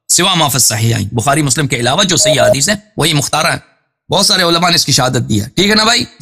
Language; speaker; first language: Urdu; non-native, fluent; Persian